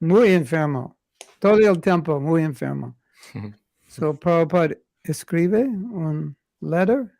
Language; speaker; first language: Spanish; non-native, learner; English